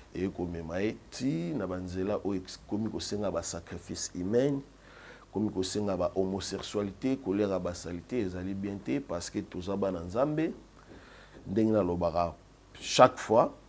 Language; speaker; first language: Lingala; native; Lingala